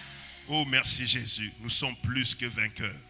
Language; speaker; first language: French; non-native, local second language; Lingala